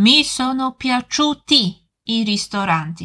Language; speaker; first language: Italian; non-native, fluent; Polish